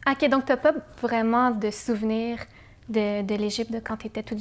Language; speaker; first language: French; native; French